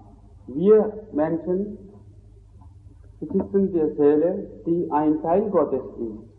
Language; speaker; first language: German; non-native, fluent; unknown